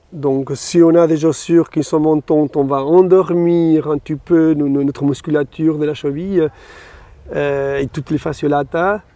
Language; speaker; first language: French; non-native, fluent; Spanish